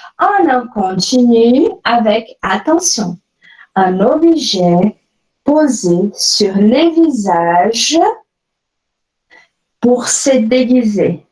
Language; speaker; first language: French; non-native, fluent; Portuguese